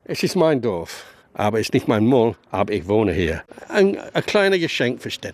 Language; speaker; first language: German; non-native, learner; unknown